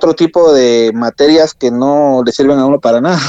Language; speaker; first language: Spanish; native; Spanish